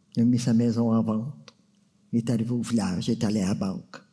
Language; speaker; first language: French; native; French